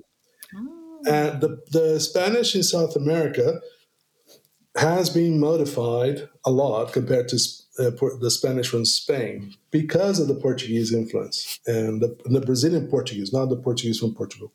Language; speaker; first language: English; non-native, fluent; Portuguese